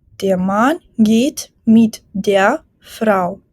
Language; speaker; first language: German; non-native, fluent; Ukrainian